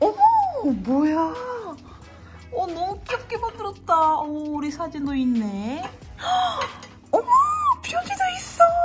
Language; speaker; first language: Korean; non-native, fluent; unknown